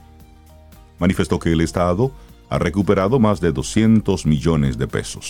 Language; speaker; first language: Spanish; native; Spanish